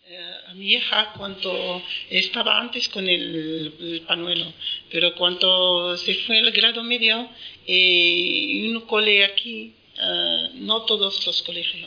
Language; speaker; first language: Spanish; non-native, learner; Arabic